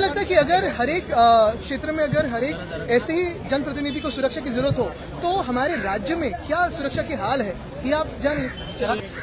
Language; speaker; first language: Hindi; non-native, local second language; Marathi